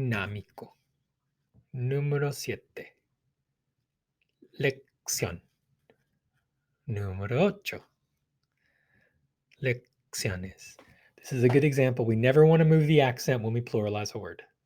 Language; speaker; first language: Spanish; non-native, fluent; English